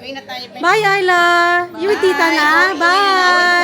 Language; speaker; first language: Filipino; native; Filipino